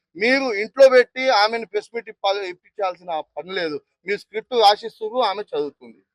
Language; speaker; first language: Telugu; non-native, local second language; Lambadi